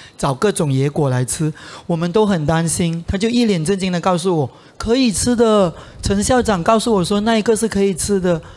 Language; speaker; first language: Chinese; native; Chinese